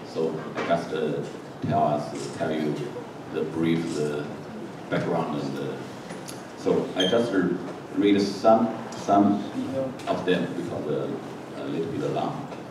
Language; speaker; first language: English; non-native, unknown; Chinese